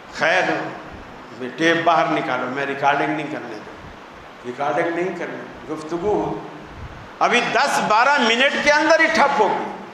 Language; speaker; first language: Urdu; non-native, local second language; Punjabi